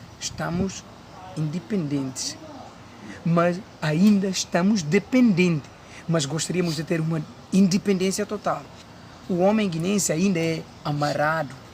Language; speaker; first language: Portuguese; non-native, local second language; Upper Guinea Crioulo